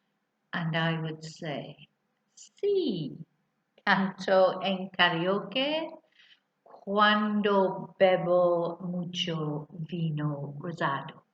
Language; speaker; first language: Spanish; non-native, fluent; English